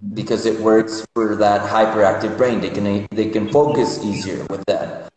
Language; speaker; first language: English; non-native, fluent; Spanish